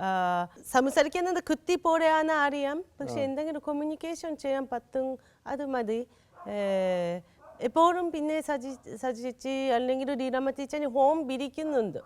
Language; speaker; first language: Malayalam; non-native, learner; Japanese